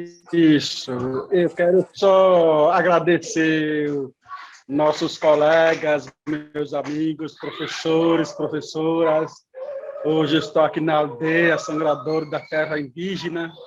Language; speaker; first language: Portuguese; non-native, local second language; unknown